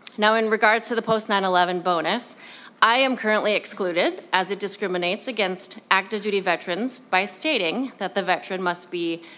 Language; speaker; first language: English; native; English